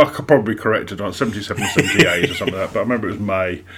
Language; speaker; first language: English; native; English